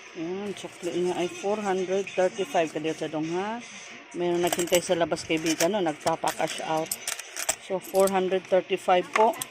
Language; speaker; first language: Filipino; non-native, local second language; Cebuano